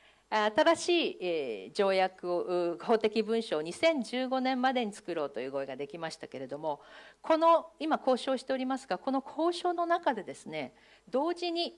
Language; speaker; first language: Japanese; native; Japanese